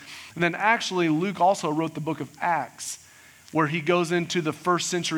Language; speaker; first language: English; native; English